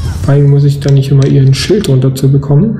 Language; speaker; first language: German; native; German